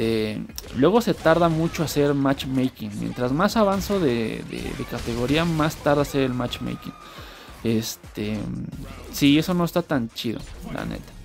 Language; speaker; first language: Spanish; native; Spanish